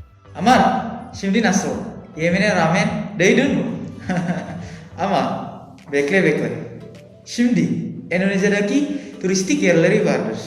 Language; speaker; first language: Turkish; non-native, learner; Indonesian